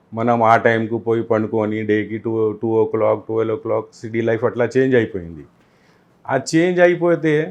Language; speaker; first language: Telugu; non-native, local second language; Urdu